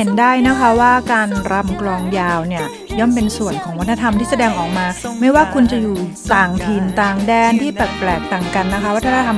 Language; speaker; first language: Thai; native; Thai